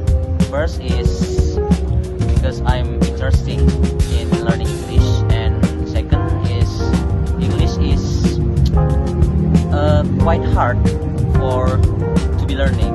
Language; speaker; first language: English; non-native, learner; Indonesian